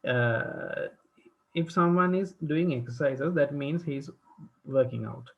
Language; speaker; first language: English; non-native, local second language; Sinhala